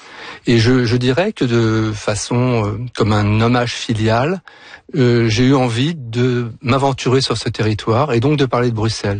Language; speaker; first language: French; native; French